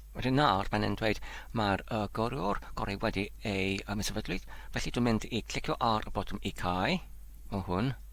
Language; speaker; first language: Welsh; non-native, local second language; English